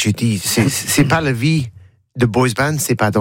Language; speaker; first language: French; non-native, learner; English